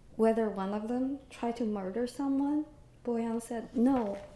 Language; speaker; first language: English; non-native, fluent; Chinese